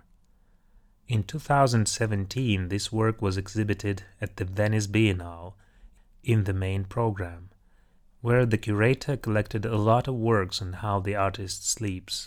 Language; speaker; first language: English; non-native, fluent; Russian